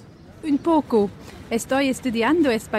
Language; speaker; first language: Spanish; non-native, learner; English